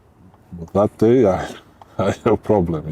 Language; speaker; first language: English; non-native, learner; Georgian